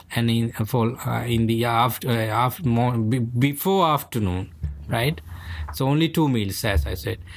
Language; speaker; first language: English; non-native, local second language; Sinhala